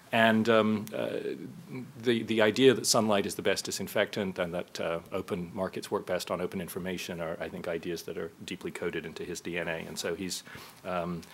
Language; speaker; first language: English; native; English